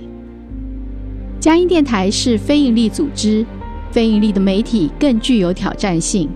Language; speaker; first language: Chinese; native; Chinese